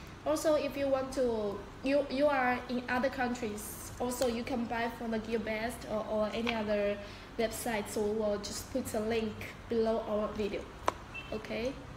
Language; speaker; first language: English; non-native, learner; Chinese